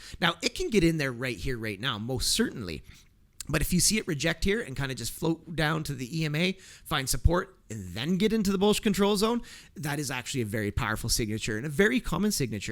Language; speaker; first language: English; native; English